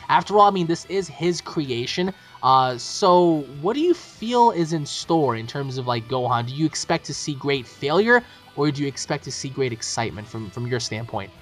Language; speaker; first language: English; native; English